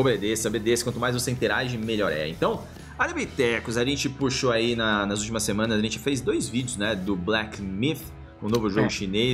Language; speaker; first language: Portuguese; native; Portuguese